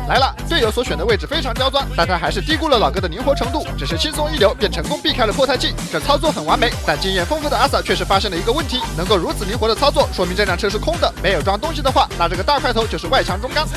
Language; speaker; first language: Chinese; native; Chinese